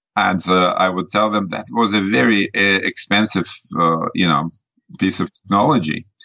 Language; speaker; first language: English; non-native, fluent; Russian